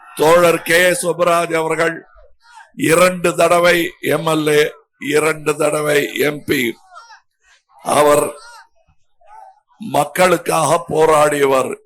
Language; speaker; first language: Tamil; native; Tamil